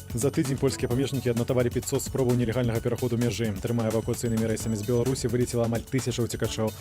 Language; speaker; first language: Belarusian; native; Belarusian